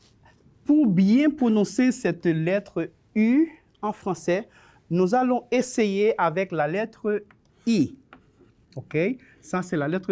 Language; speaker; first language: French; non-native, fluent; Spanish